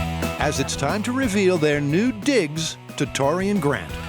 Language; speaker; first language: English; native; English